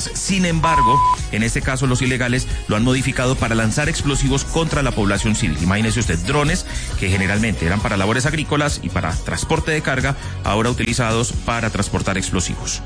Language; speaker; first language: Spanish; native; Spanish